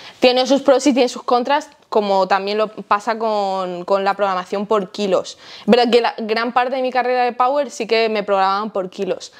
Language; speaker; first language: Spanish; early bilingual, heritage; Spanish